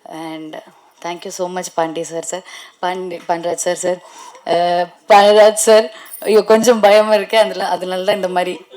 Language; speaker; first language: Tamil; non-native, learner; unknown